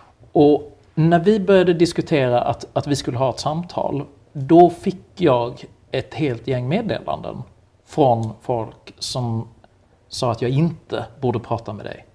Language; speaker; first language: Swedish; native; Swedish